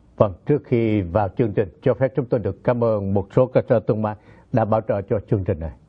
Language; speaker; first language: Vietnamese; native; Vietnamese